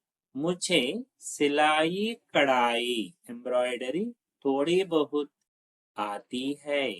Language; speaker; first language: Hindi; non-native, local second language; Telugu